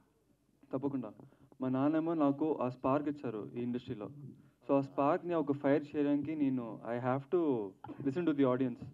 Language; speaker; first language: Telugu; non-native, learner; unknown